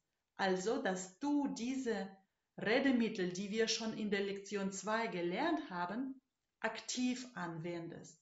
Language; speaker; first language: German; non-native, fluent; Russian